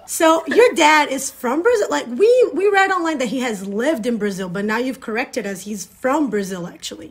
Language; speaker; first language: English; non-native, fluent; Portuguese